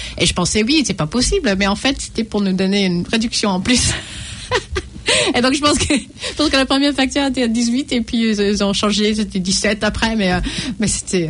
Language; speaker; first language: French; non-native, fluent; English